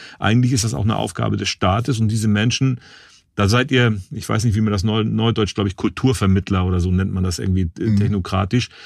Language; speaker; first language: German; native; German